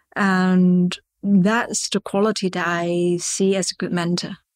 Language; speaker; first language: English; non-native, local second language; Cantonese